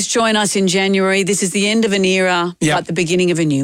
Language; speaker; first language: English; native; English